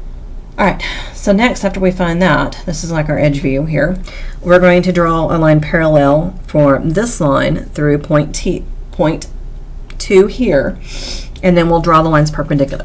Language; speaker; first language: English; native; English